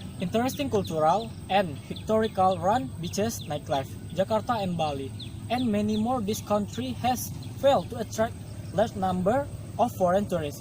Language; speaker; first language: English; non-native, learner; Indonesian